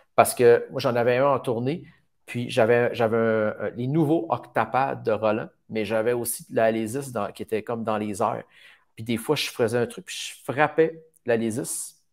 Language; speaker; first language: French; native; French